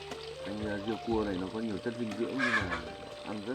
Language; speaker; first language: Vietnamese; native; Vietnamese